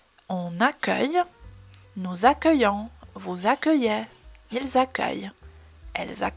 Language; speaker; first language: French; non-native, fluent; Polish